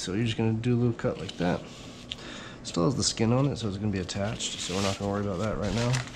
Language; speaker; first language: English; native; English